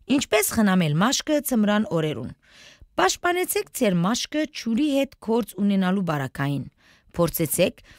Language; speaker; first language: Armenian; early bilingual, heritage; Armenian